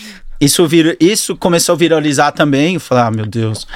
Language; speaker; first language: Portuguese; early bilingual, other home language; English